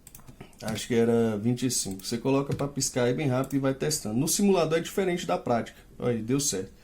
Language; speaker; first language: Portuguese; native; Portuguese